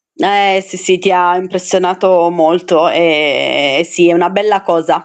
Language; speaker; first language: Italian; native; Italian